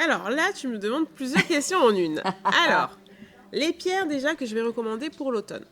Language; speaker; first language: French; native; French